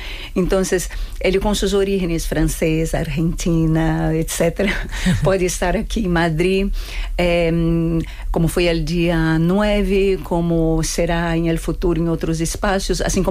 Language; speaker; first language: Spanish; non-native, fluent; Portuguese